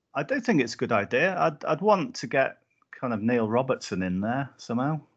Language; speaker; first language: English; native; English